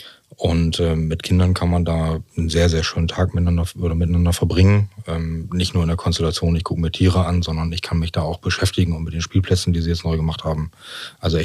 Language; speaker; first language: German; native; German